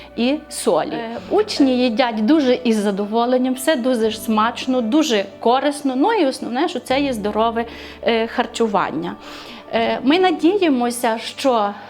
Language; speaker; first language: Ukrainian; native; Ukrainian